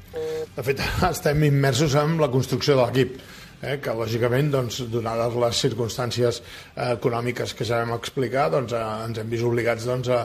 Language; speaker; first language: Catalan; native; Catalan